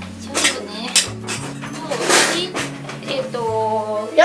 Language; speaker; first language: Japanese; non-native, fluent; Thai